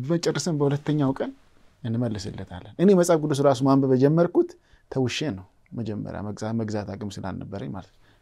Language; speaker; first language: Amharic; non-native, local second language; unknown